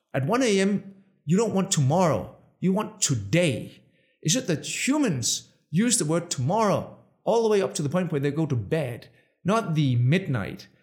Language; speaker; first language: English; non-native, fluent; Danish